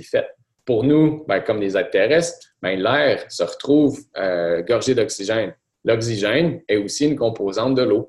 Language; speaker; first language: French; native; French